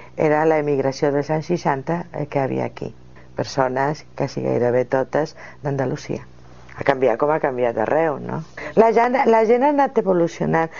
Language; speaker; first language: Catalan; non-native, local second language; Spanish